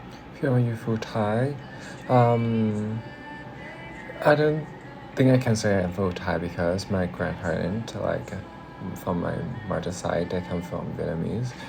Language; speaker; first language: English; non-native, fluent; Thai